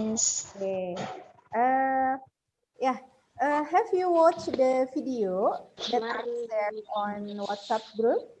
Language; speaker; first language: English; non-native, fluent; Indonesian